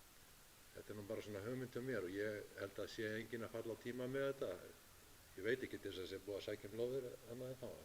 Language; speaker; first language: Icelandic; native; Icelandic